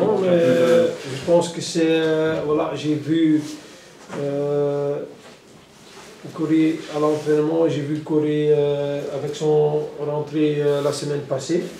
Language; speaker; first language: French; non-native, local second language; Dutch